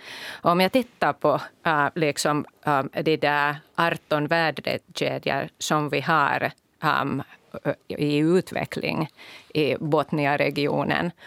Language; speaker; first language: Swedish; non-native, local second language; Finnish